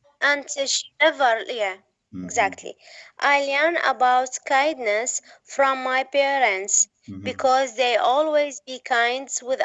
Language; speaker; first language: English; non-native, learner; Arabic